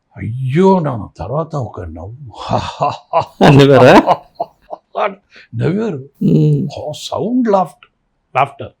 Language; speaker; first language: Telugu; non-native, local second language; Tamil